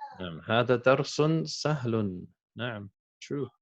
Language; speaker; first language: Arabic; non-native, fluent; English